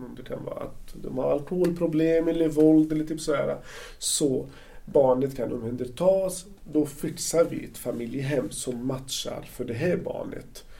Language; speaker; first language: Swedish; non-native, fluent; Arabic